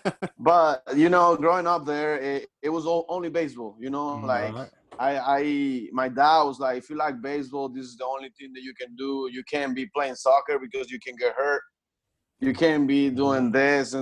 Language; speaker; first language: English; non-native, fluent; Spanish